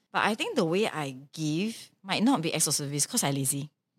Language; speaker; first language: English; non-native, local second language; Chinese